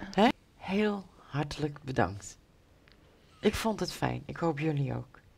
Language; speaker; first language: Dutch; native; Dutch